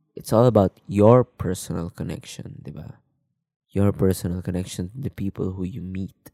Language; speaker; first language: English; non-native, local second language; Filipino